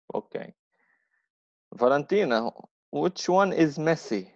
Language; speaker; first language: English; non-native, fluent; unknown